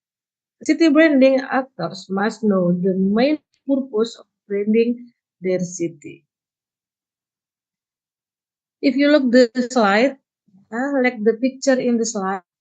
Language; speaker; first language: English; non-native, learner; Indonesian